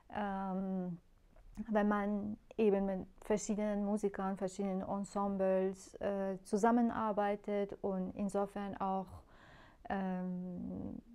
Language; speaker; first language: German; non-native, fluent; Persian